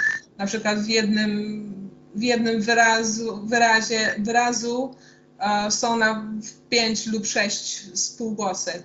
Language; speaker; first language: Polish; non-native, fluent; Hungarian